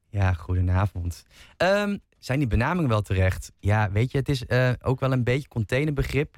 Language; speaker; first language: Dutch; native; Dutch